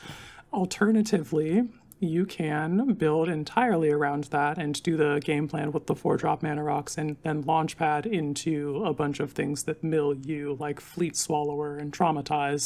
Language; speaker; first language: English; native; English